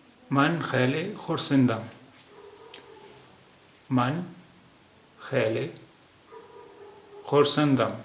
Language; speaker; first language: Persian; non-native, fluent; Urdu